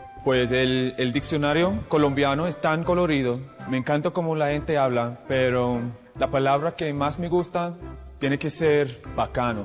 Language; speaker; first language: Spanish; non-native, fluent; English